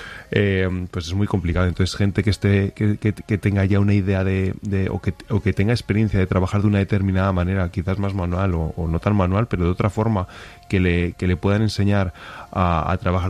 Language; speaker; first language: Spanish; native; Spanish